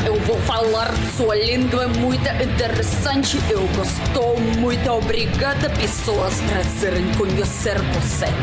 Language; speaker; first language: Portuguese; non-native, learner; Russian